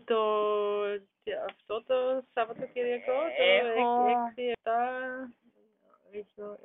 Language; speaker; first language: Greek; non-native, learner; German